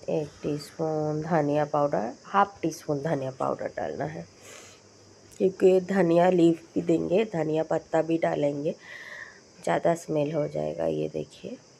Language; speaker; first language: Hindi; non-native, local second language; Bangla